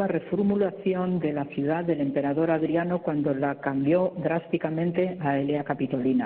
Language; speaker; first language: Spanish; native; Spanish